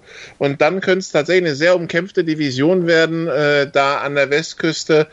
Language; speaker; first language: German; native; German